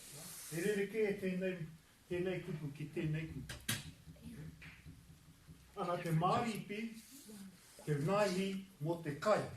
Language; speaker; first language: Māori; non-native, local second language; English